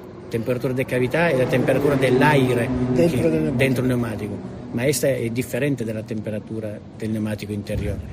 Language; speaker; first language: Spanish; non-native, learner; Italian